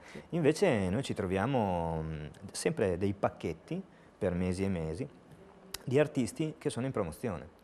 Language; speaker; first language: Italian; native; Italian